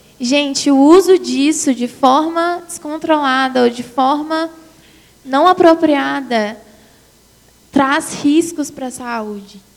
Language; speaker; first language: Portuguese; native; Portuguese